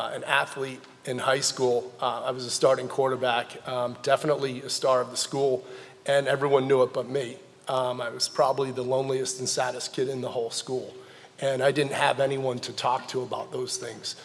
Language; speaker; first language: English; native; English